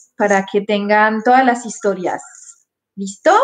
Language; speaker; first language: Spanish; non-native, fluent; French